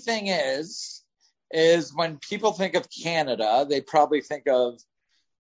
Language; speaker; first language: English; native; English